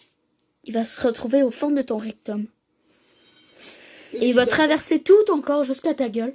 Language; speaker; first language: French; native; French